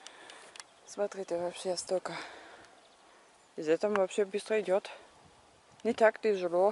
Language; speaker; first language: Russian; non-native, learner; German